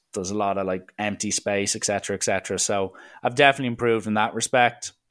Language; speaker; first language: English; native; English